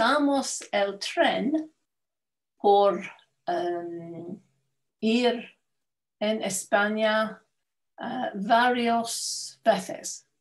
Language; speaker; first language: Spanish; non-native, learner; English